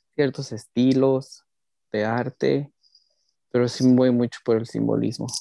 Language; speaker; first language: Spanish; native; Spanish